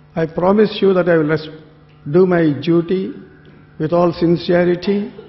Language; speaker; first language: English; non-native, local second language; Telugu